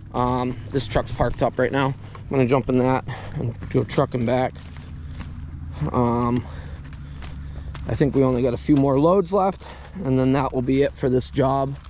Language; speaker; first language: English; native; English